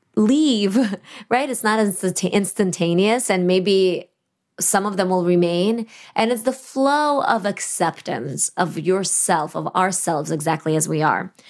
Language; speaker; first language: English; early bilingual, other home language; Russian